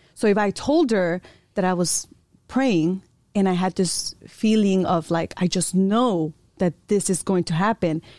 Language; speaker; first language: English; early bilingual, other home language; Spanish